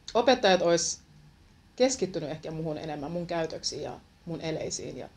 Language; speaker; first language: Finnish; early bilingual, other home language; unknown